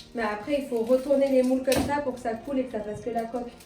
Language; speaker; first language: French; native; French